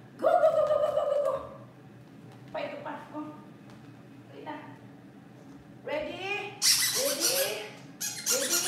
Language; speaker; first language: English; non-native, local second language; Filipino